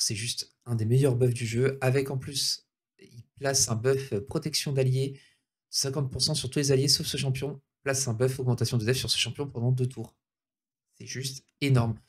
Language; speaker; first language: French; native; French